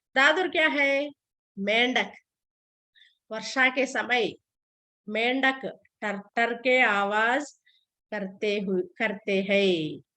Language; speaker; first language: Hindi; non-native, local second language; Telugu